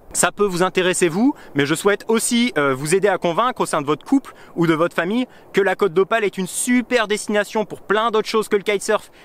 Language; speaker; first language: French; native; French